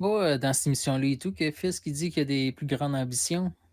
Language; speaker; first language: French; native; French